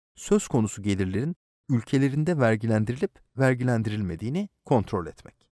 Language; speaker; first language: Turkish; native; Turkish